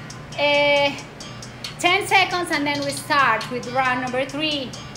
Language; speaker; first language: English; non-native, fluent; Spanish